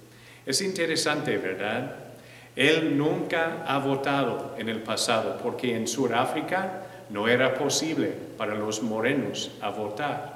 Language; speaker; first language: Spanish; non-native, fluent; English